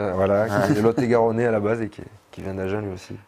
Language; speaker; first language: French; native; French